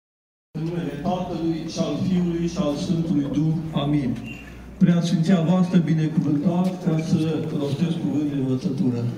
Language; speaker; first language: Romanian; native; Romanian